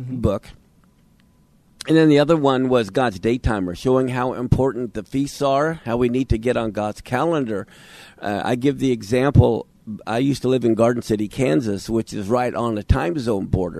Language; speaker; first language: English; native; English